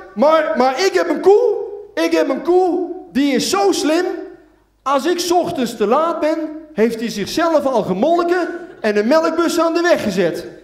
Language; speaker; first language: Dutch; native; Dutch